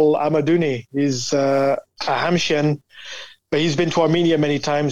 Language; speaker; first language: English; native; English